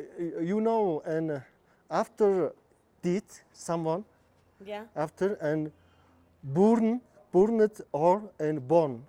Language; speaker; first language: English; non-native, learner; Mongolian